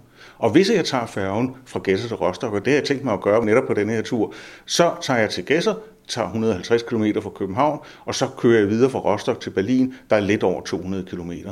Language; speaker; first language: Danish; native; Danish